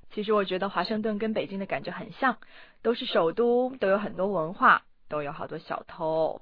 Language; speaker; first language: Chinese; native; Chinese